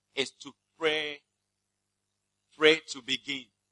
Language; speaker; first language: English; non-native, local second language; Akan